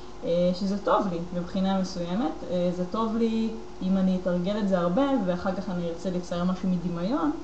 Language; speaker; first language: Hebrew; native; Hebrew